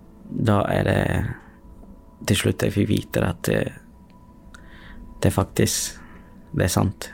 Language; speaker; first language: Norwegian; non-native, fluent; Tamil